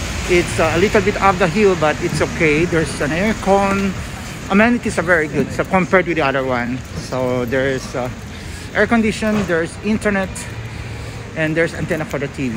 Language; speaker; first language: English; non-native, local second language; Filipino